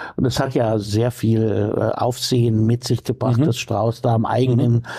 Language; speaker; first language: German; native; German